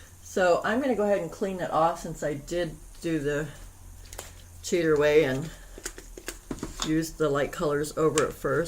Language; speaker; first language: English; native; English